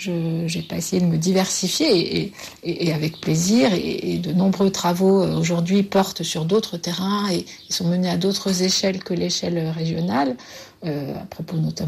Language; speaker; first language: French; native; French